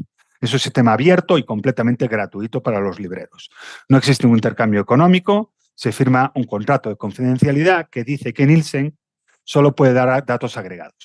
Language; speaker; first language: Spanish; native; Spanish